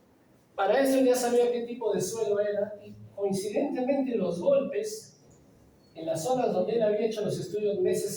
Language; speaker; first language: Spanish; native; Spanish